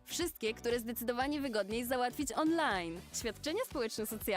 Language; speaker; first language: Polish; native; Polish